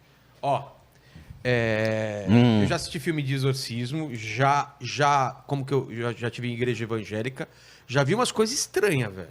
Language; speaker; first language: Portuguese; native; Portuguese